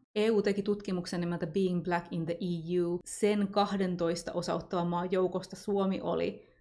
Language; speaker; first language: Finnish; native; Finnish